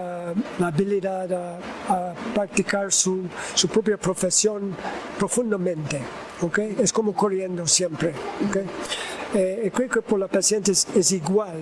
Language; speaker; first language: Spanish; non-native, learner; English